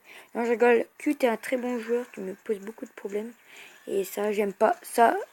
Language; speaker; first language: French; native; French